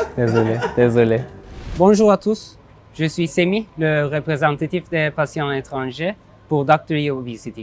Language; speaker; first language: French; non-native, fluent; Turkish